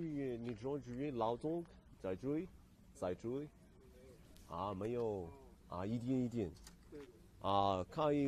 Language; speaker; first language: Chinese; non-native, learner; Arabic